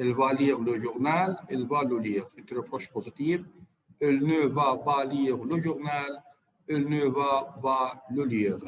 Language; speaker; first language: French; non-native, fluent; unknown